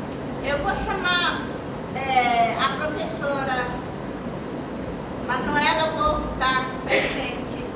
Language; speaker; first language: Portuguese; non-native, local second language; Guarani